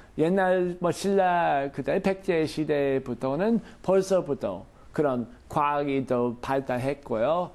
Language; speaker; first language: Korean; non-native, fluent; English